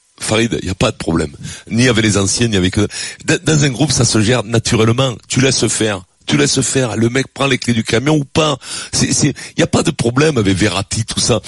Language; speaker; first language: French; native; French